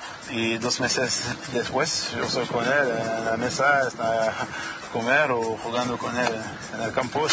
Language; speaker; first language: Spanish; non-native, learner; French